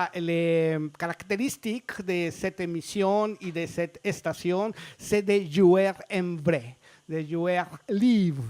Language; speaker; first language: French; non-native, fluent; Spanish